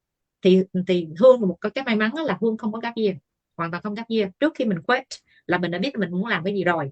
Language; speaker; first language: Vietnamese; native; Vietnamese